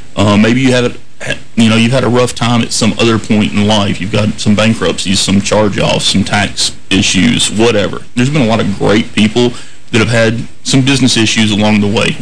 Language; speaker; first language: English; native; English